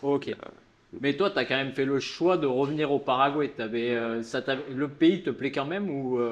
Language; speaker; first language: French; native; French